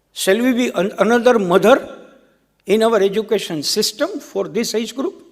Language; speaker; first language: English; non-native, local second language; Gujarati